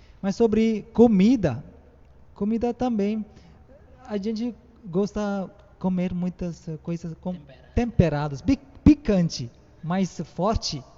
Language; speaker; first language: Portuguese; non-native, learner; Tamil